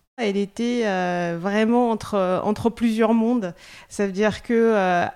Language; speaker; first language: French; non-native, local second language; Russian